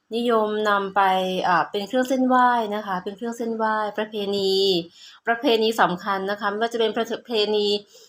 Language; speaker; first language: Thai; non-native, local second language; Northern Khmer